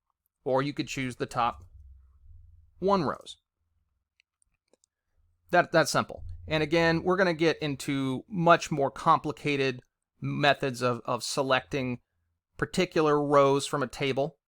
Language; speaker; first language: English; native; English